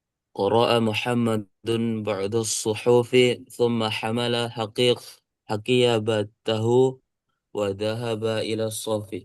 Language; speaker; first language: Arabic; non-native, learner; Indonesian